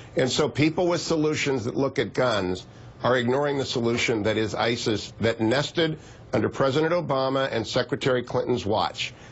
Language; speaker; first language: English; native; English